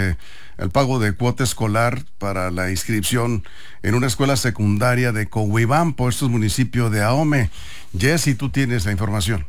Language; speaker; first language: Spanish; native; Spanish